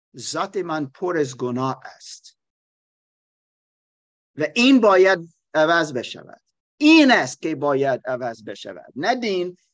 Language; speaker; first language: Persian; non-native, learner; German